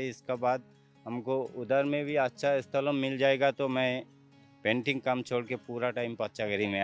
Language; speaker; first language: Hindi; non-native, local second language; Odia